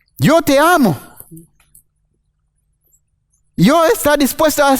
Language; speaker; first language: Spanish; non-native, learner; English